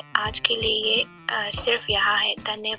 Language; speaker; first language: Hindi; non-native, local second language; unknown